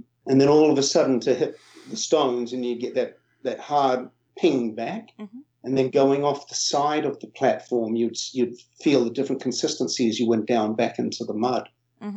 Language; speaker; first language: English; native; English